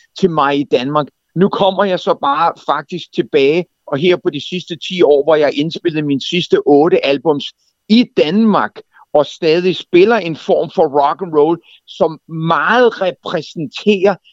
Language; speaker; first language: Danish; native; Danish